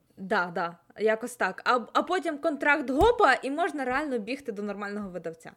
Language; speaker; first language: Ukrainian; native; Ukrainian